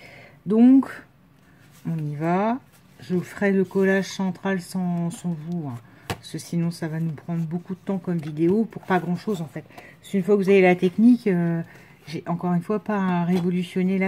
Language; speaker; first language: French; native; French